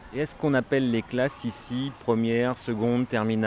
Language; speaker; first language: French; native; French